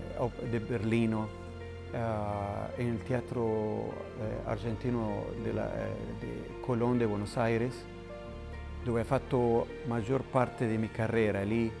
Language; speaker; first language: Italian; non-native, learner; Spanish